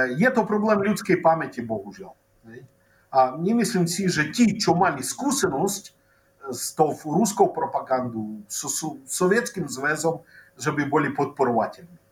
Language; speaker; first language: Slovak; non-native, local second language; Rusyn